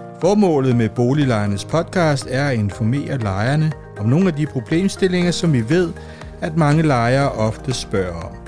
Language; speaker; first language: Danish; native; Danish